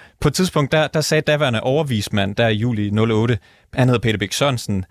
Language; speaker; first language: Danish; native; Danish